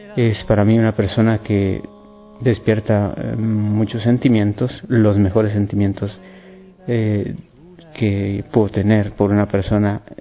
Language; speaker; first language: Spanish; native; Spanish